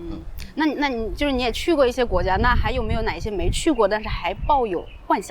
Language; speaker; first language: Chinese; native; Chinese